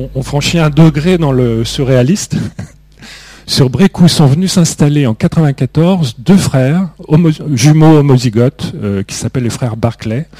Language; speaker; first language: French; native; French